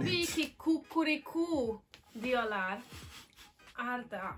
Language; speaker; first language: Turkish; non-native, learner; Hungarian